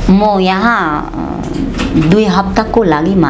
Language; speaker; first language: Nepali; non-native, learner; Dutch